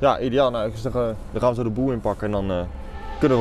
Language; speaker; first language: Dutch; native; Dutch